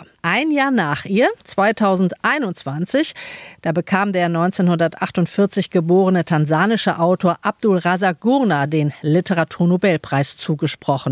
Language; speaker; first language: German; native; German